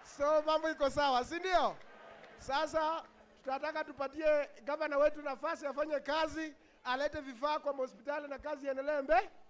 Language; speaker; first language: Swahili; non-native, local second language; Luyia